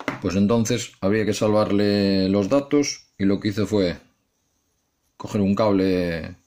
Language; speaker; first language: Spanish; native; Spanish